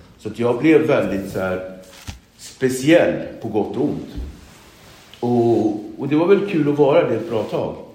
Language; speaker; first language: Swedish; early bilingual, other home language; Kabuverdianu